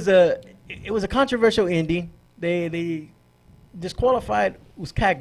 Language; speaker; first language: English; native; English